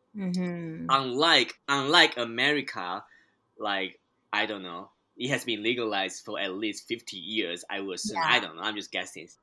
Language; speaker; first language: English; non-native, fluent; Chinese